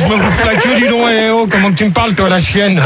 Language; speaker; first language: French; native; French